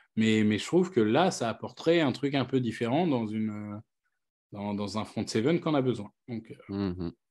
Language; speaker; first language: French; native; French